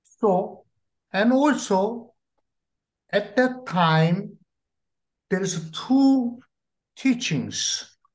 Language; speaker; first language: English; non-native, learner; Korean